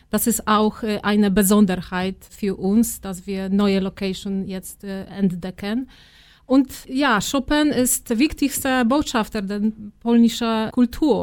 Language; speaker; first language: German; non-native, fluent; Polish